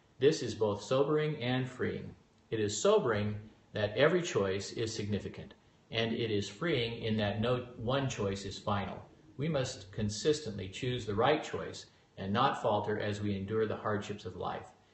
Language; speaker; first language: English; native; English